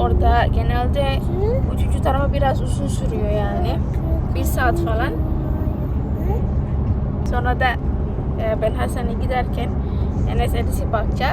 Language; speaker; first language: Turkish; non-native, fluent; Indonesian